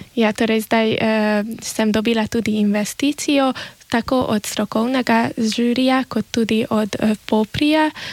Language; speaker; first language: Slovenian; early bilingual, heritage; Slovenian